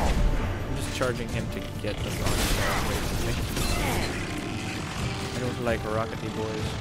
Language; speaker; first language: English; native; English